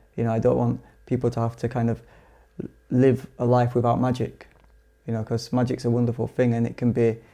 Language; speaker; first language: English; native; English